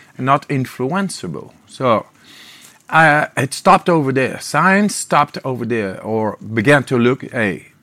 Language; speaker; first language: English; non-native, fluent; Dutch